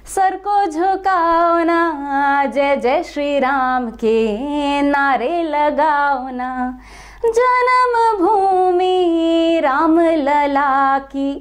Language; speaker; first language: Hindi; native; Hindi